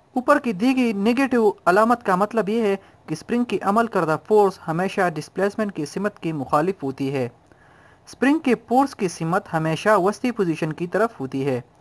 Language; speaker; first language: Urdu; non-native, local second language; Pashto